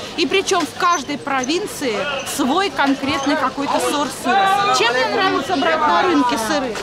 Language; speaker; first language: Russian; native; Russian